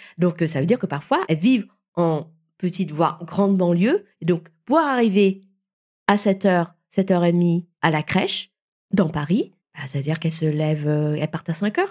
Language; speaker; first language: French; early bilingual, other home language; Vietnamese